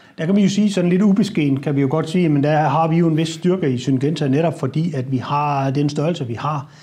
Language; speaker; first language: Danish; native; Danish